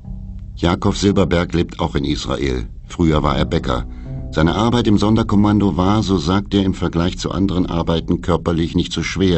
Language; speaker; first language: German; native; German